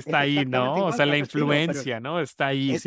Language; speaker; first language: Spanish; native; Spanish